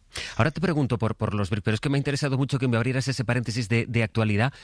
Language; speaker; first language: Spanish; native; Spanish